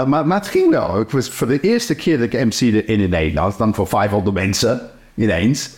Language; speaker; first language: Dutch; non-native, fluent; English